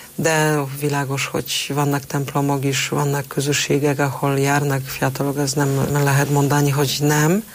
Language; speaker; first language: Hungarian; non-native, fluent; Polish